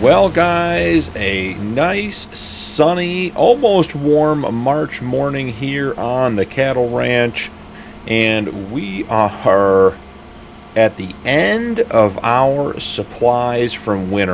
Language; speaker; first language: English; native; English